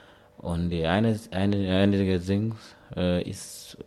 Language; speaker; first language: German; non-native, learner; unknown